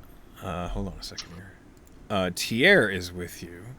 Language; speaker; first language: English; native; English